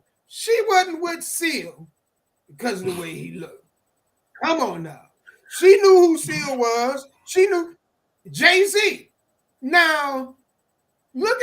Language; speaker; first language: English; native; English